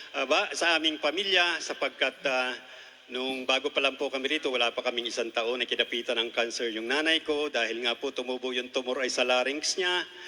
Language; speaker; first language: Filipino; native; Filipino